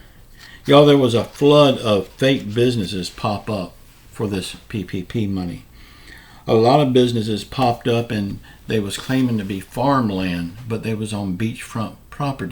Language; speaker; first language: English; native; English